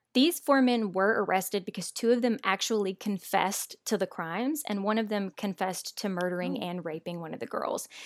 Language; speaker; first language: English; native; English